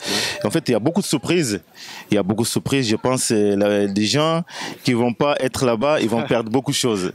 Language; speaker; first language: French; non-native, fluent; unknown